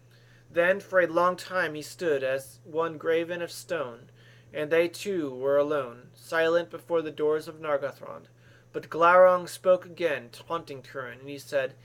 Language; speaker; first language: English; native; English